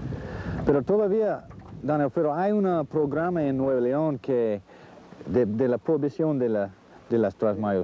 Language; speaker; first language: Spanish; non-native, learner; English